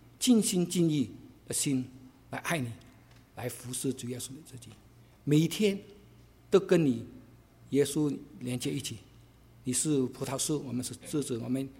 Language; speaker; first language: Chinese; non-native, local second language; Cantonese